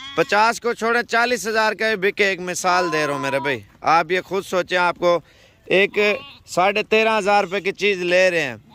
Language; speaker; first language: Urdu; non-native, local second language; Punjabi